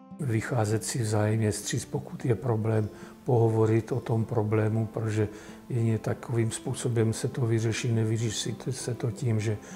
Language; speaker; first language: Czech; early bilingual, other home language; Bulgarian